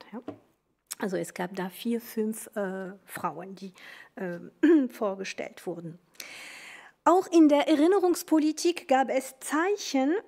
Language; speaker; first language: German; non-native, fluent; French